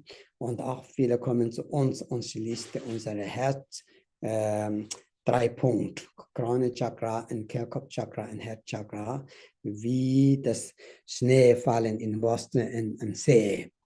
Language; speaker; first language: German; non-native, fluent; Tibetan